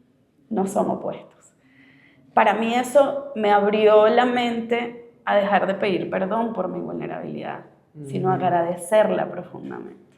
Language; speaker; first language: Spanish; native; Spanish